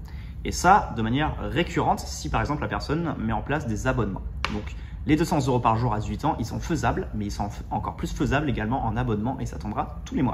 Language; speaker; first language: French; native; French